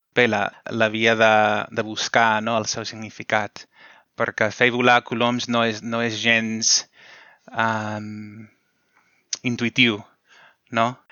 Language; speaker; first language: Catalan; non-native, fluent; English